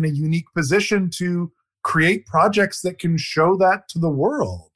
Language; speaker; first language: English; native; English